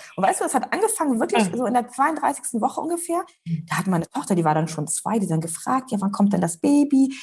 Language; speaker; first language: German; early bilingual, other home language; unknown